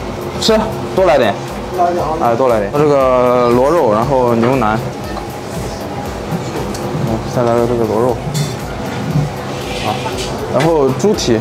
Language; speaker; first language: Chinese; native; Chinese